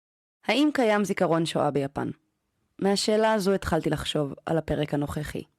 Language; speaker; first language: Hebrew; native; Hebrew